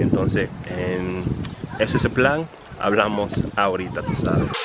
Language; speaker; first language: Spanish; early bilingual, heritage; Spanish